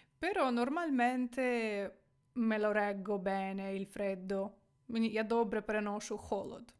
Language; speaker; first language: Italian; non-native, fluent; Ukrainian